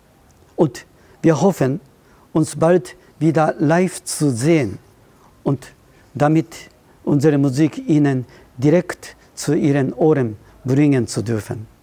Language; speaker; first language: German; non-native, fluent; Japanese